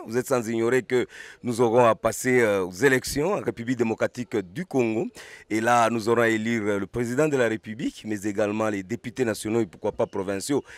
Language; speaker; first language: French; non-native, local second language; Lingala